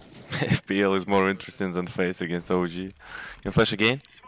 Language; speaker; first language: English; non-native, fluent; Russian